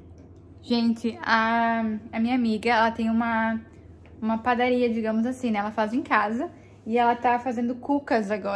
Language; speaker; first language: Portuguese; native; Portuguese